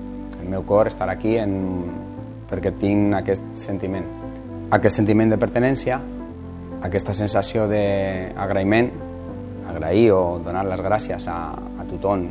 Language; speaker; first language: Catalan; non-native, fluent; Spanish